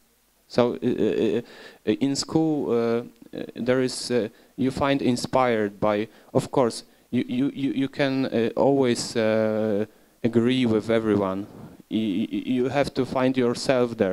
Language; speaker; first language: English; non-native, learner; Polish